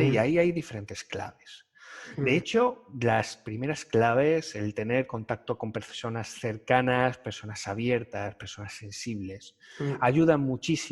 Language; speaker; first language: Spanish; native; Spanish